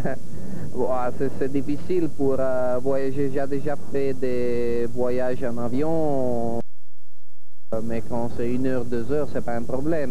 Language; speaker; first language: French; non-native, fluent; Italian